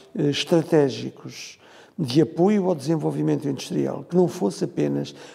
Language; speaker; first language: Portuguese; native; Portuguese